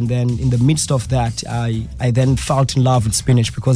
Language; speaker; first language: English; non-native, local second language; Xhosa